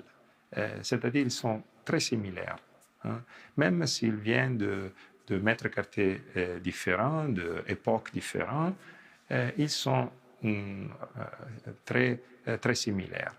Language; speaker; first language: French; non-native, fluent; Italian